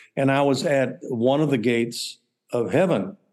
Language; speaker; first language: English; native; English